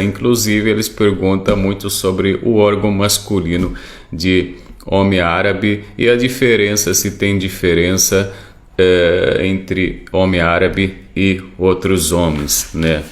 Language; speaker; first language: Portuguese; non-native, fluent; Arabic